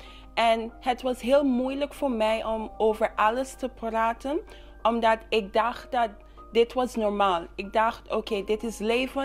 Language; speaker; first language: Dutch; non-native, local second language; English